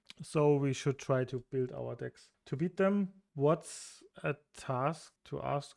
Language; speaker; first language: English; non-native, fluent; German